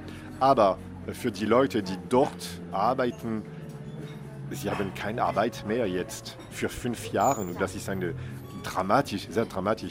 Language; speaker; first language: German; non-native, fluent; French